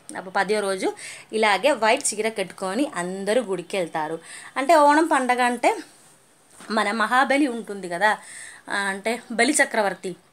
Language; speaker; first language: Telugu; non-native, learner; Malayalam